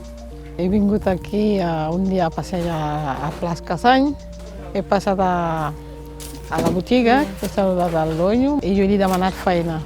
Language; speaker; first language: Catalan; non-native, fluent; Fula